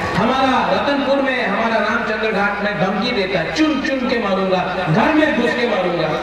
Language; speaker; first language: Hindi; non-native, local second language; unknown